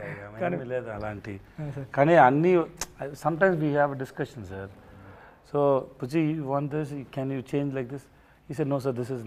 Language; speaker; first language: Telugu; non-native, learner; Tamil